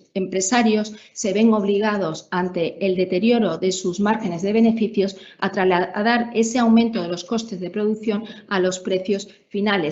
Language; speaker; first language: Spanish; native; Spanish